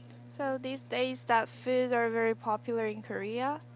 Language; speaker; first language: English; non-native, learner; Korean